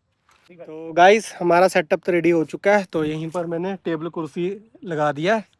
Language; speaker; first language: Hindi; non-native, local second language; Punjabi